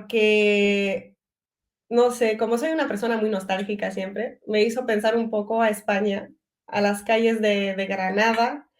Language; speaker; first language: Spanish; early bilingual, heritage; French